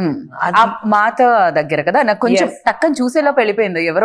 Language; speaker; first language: Telugu; native; Telugu